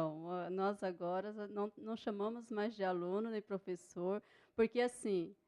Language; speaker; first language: Portuguese; native; Portuguese